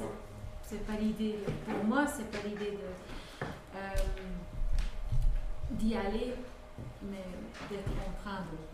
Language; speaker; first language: French; non-native, fluent; English